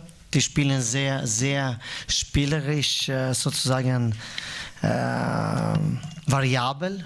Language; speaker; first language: German; non-native, fluent; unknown